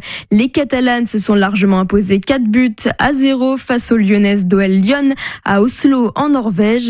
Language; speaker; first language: French; native; French